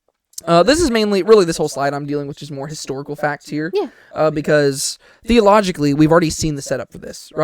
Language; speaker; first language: English; native; English